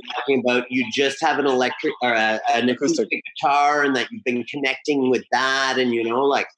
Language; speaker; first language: English; native; English